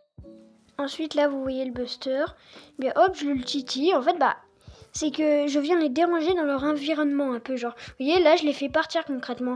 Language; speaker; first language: French; native; French